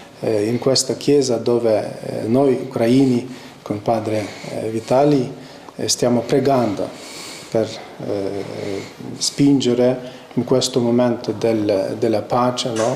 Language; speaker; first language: Italian; non-native, fluent; Ukrainian